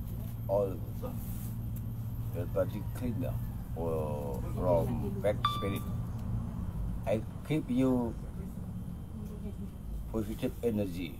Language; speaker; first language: English; non-native, learner; Balinese